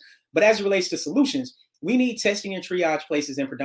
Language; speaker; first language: English; native; English